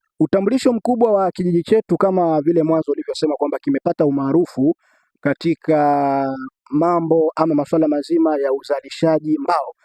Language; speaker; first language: Swahili; native; Swahili